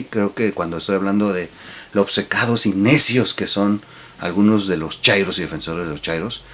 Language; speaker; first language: Spanish; native; Spanish